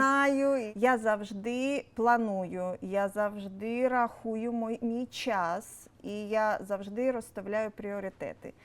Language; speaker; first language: Ukrainian; non-native, local second language; Russian